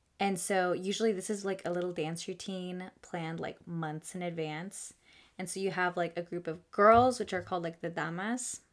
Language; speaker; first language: English; early bilingual, other home language; Spanish